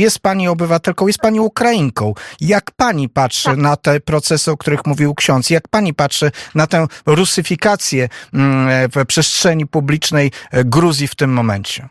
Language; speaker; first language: Polish; native; Polish